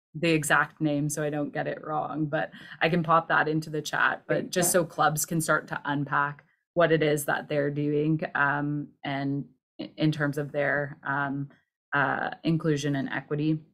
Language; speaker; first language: English; native; English